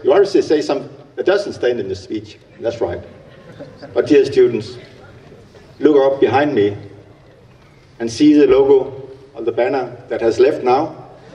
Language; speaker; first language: English; non-native, fluent; Danish